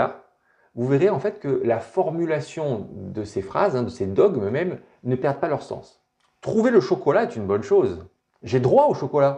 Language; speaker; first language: French; native; French